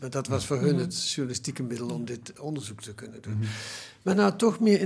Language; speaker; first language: Dutch; native; Dutch